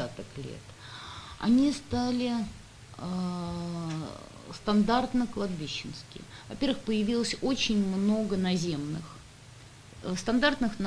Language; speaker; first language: Russian; native; Russian